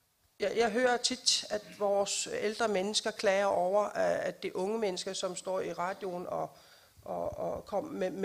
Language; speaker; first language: Danish; non-native, local second language; Kalaallisut